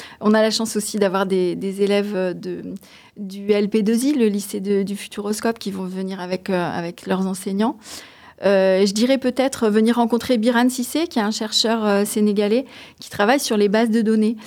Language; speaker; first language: French; native; French